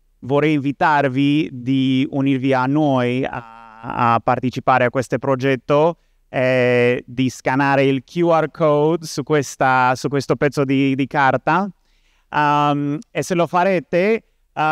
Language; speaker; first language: Italian; non-native, learner; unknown